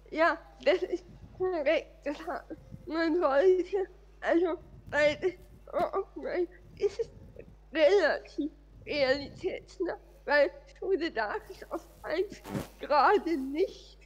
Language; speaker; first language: German; non-native, fluent; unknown